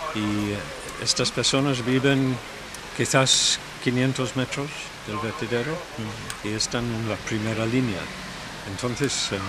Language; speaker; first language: Spanish; non-native, fluent; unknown